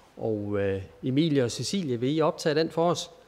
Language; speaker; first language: Danish; native; Danish